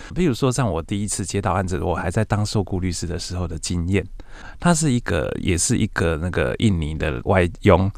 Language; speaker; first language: Chinese; native; Chinese